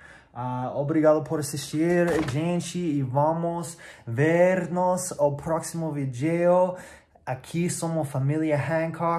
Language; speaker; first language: Portuguese; non-native, learner; English